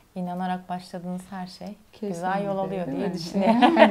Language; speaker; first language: Turkish; native; Turkish